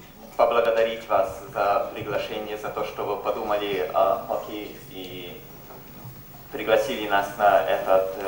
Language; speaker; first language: Russian; non-native, fluent; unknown